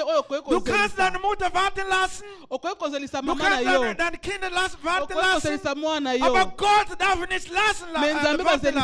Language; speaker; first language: German; non-native, learner; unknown